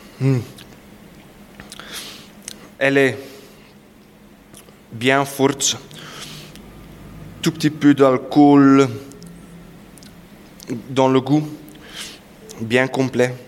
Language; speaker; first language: French; non-native, local second language; Dutch